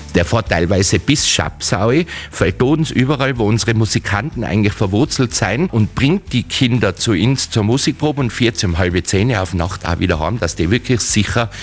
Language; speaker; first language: German; native; German